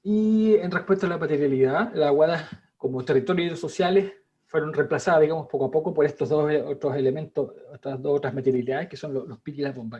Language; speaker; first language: Spanish; native; Spanish